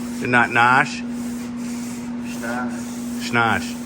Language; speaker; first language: English; native; English